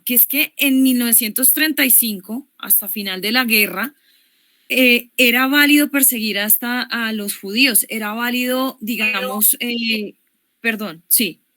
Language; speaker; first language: Spanish; native; Spanish